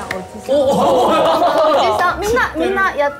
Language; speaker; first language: Japanese; non-native, learner; Chinese